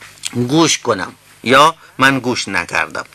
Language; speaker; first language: Persian; non-native, fluent; Urdu